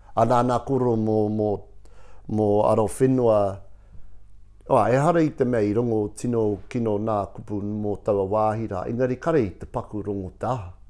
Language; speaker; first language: Māori; non-native, local second language; English